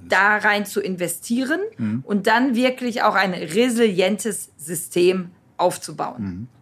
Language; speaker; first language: German; native; German